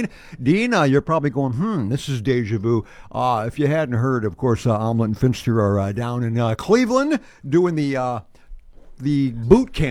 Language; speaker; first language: English; native; English